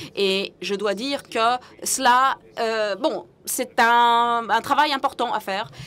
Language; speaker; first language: French; non-native, fluent; English